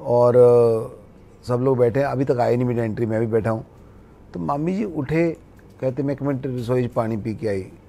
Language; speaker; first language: Hindi; native; Hindi